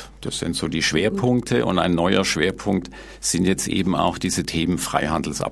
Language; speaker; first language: German; native; German